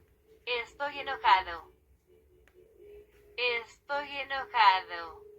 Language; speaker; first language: Spanish; non-native, learner; Haitian Creole